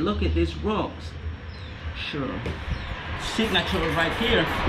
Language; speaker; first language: English; non-native, fluent; Spanish